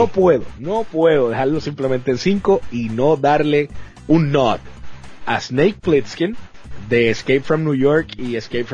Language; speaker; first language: Spanish; native; Spanish